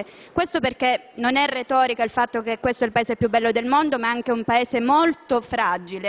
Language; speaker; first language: Italian; native; Italian